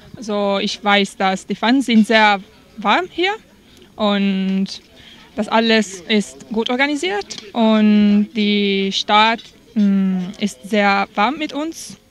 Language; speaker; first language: German; non-native, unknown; Italian